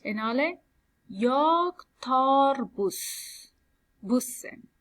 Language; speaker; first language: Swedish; non-native, fluent; Persian